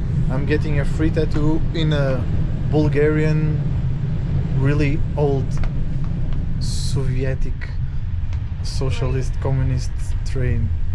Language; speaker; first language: English; non-native, fluent; Portuguese